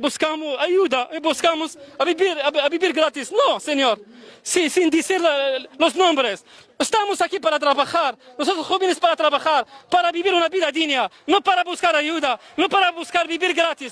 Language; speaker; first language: Spanish; non-native, learner; Arabic